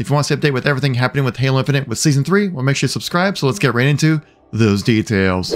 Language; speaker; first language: English; native; English